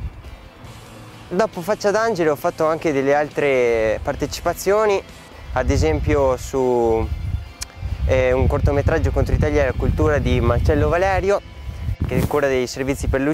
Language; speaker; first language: Italian; native; Italian